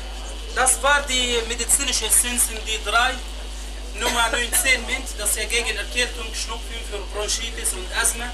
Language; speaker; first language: German; non-native, fluent; Arabic